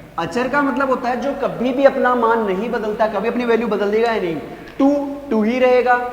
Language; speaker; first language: Hindi; native; Hindi